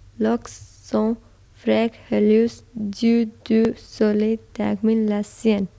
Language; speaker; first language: French; non-native, learner; Urdu